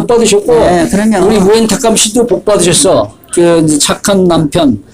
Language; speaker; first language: Korean; native; Korean